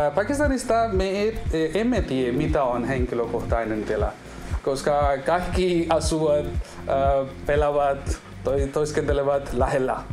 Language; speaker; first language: Finnish; non-native, learner; Urdu